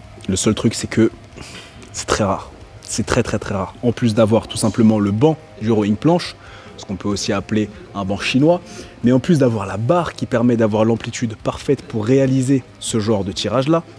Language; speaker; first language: French; native; French